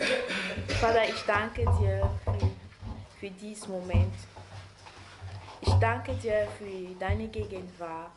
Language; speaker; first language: German; non-native, learner; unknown